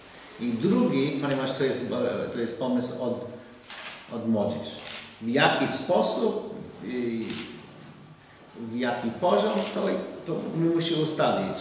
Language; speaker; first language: Polish; non-native, learner; English